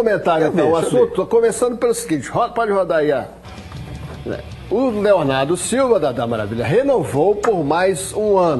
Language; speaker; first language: Portuguese; native; Portuguese